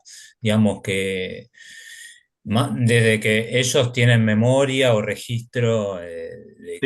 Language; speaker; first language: Spanish; native; Spanish